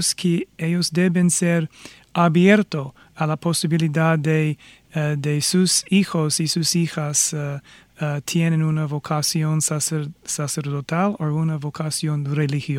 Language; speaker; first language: Spanish; non-native, fluent; English